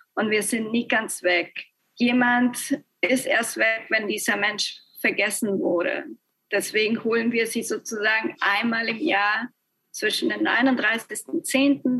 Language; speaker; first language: German; early bilingual, other home language; Spanish